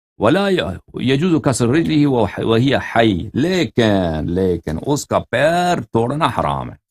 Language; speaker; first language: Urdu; non-native, fluent; Persian